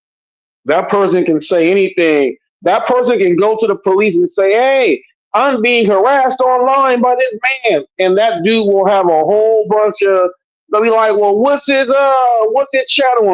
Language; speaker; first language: English; native; English